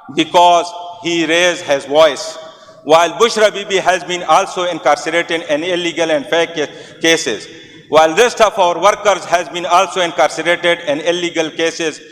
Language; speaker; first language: English; non-native, local second language; Pashto